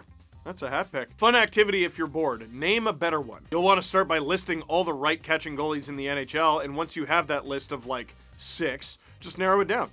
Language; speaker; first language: English; native; English